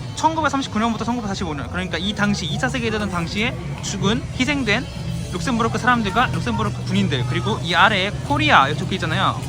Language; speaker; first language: Korean; native; Korean